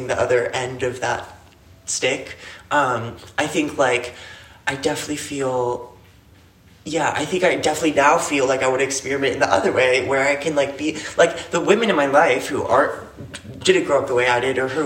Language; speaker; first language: English; native; English